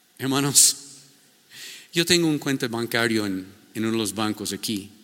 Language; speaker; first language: Spanish; non-native, fluent; English